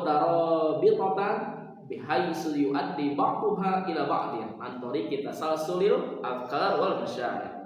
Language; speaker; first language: Arabic; non-native, fluent; Indonesian